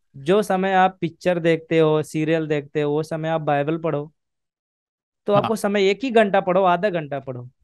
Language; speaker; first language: Hindi; native; Hindi